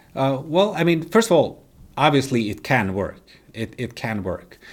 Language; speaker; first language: English; non-native, fluent; Latvian